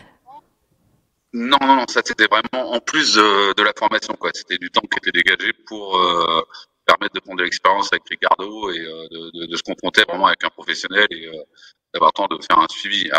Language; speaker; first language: French; native; French